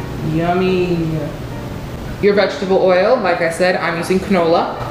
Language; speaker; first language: English; native; English